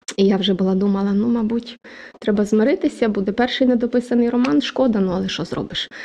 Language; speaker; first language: Ukrainian; native; Ukrainian